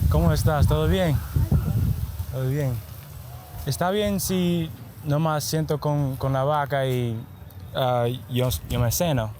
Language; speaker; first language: Spanish; non-native, learner; English